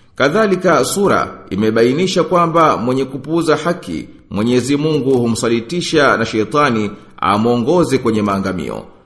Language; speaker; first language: Swahili; native; Swahili